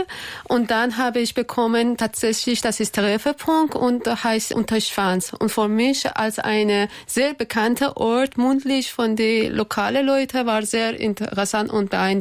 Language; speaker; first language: German; non-native, learner; Persian